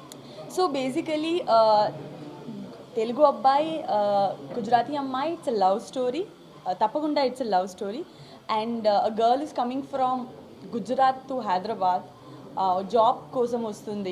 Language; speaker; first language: Telugu; non-native, local second language; Gujarati